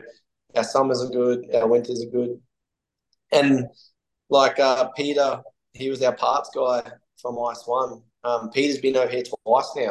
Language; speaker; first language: English; native; English